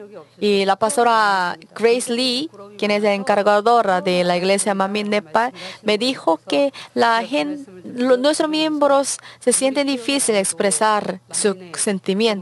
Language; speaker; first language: Spanish; non-native, learner; Korean